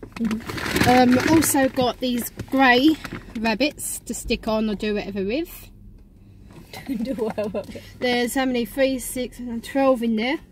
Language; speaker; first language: English; native; English